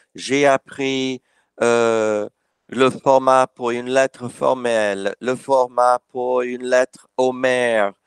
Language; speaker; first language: French; non-native, fluent; English